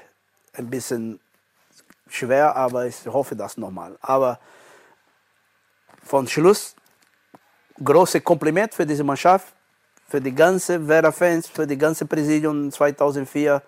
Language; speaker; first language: German; non-native, learner; Portuguese